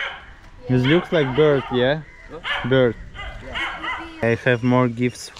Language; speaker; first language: English; non-native, learner; Russian